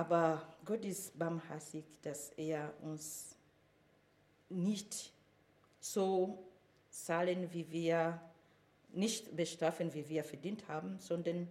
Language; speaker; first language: German; non-native, fluent; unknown